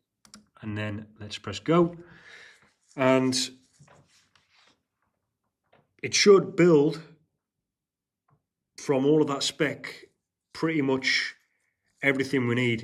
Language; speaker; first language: English; native; English